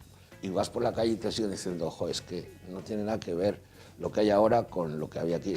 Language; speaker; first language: Spanish; native; Spanish